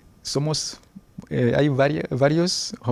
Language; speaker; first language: Spanish; non-native, learner; Ewe